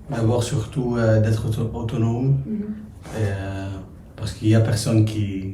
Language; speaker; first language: French; non-native, local second language; Arabic